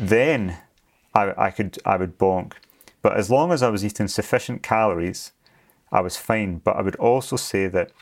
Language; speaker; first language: English; native; English